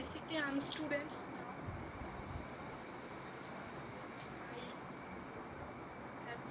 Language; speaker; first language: English; non-native, learner; Bangla